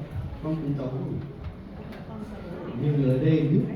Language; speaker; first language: Vietnamese; early bilingual, heritage; Vietnamese